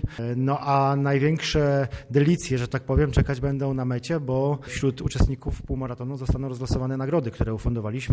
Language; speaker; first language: Polish; native; Polish